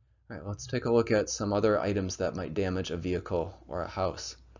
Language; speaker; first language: English; native; English